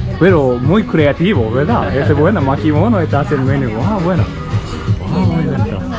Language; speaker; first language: Spanish; non-native, learner; Japanese